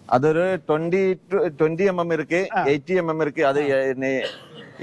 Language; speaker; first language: Tamil; non-native, learner; Malayalam